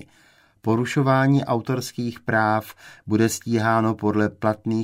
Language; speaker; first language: Czech; native; Czech